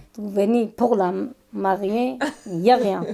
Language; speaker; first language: French; non-native, learner; Kurdish